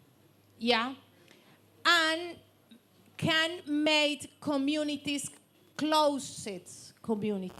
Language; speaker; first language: English; non-native, learner; Spanish